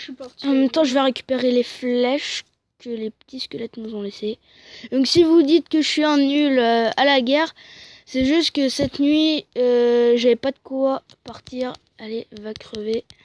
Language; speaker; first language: French; native; French